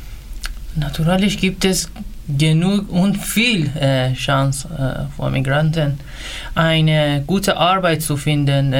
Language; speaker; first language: German; non-native, learner; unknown